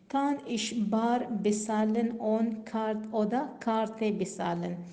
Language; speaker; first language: German; non-native, learner; Urdu